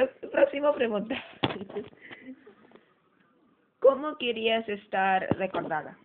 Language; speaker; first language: Spanish; early bilingual, heritage; English